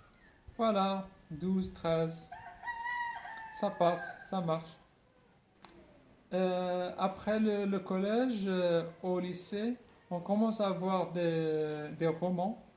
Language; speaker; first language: French; non-native, local second language; Arabic